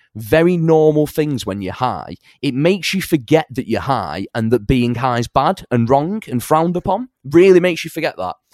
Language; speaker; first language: English; native; English